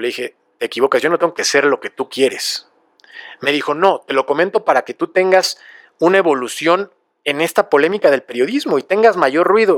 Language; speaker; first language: Spanish; native; Spanish